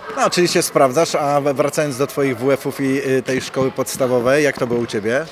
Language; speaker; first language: Polish; native; Polish